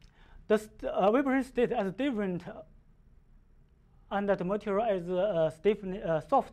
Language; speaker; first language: English; non-native, learner; Chinese